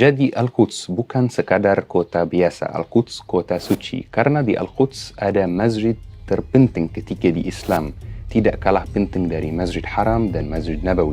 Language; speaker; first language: Indonesian; non-native, fluent; Arabic